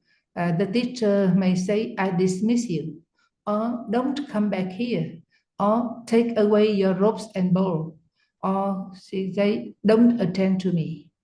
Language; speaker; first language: English; non-native, fluent; Vietnamese